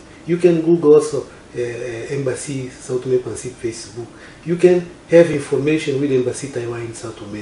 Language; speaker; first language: English; non-native, learner; Portuguese